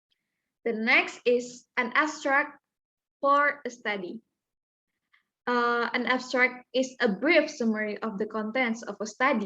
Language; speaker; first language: English; non-native, learner; Indonesian